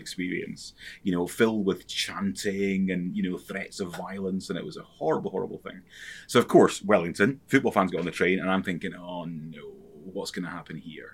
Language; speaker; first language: English; native; English